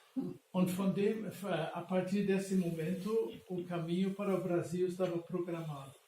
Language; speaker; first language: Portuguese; non-native, fluent; German